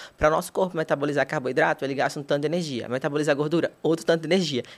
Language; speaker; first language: Portuguese; native; Portuguese